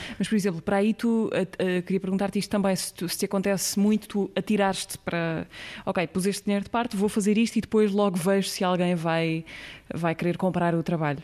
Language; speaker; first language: Portuguese; native; Portuguese